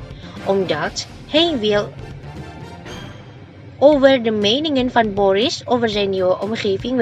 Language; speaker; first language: Dutch; non-native, learner; Indonesian